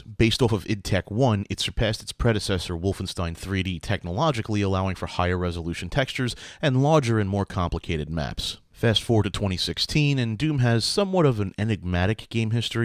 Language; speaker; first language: English; native; English